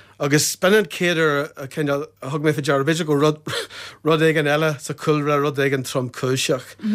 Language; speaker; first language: Irish; non-native, local second language; English